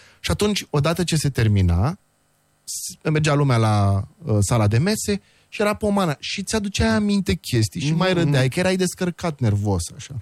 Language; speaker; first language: Romanian; native; Romanian